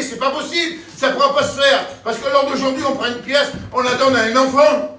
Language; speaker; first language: French; native; French